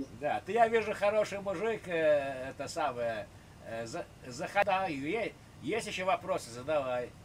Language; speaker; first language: Russian; native; Russian